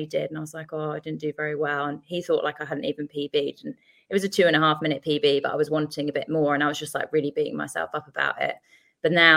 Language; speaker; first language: English; native; English